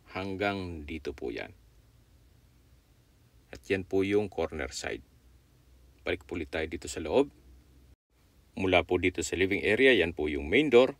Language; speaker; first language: Filipino; native; Filipino